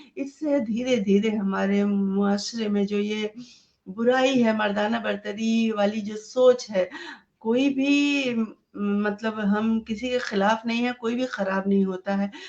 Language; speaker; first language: Hindi; non-native, local second language; Urdu